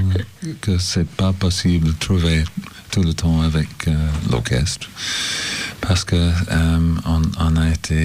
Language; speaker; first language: French; non-native, learner; English